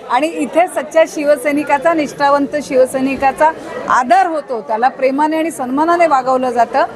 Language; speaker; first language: Marathi; native; Marathi